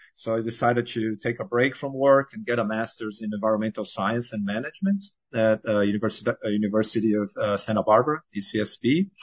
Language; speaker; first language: English; non-native, fluent; Portuguese